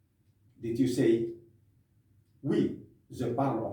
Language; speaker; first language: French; non-native, fluent; Indonesian